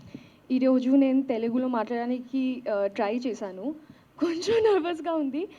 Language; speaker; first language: Telugu; non-native, learner; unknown